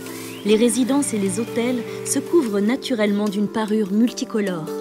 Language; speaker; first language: French; native; French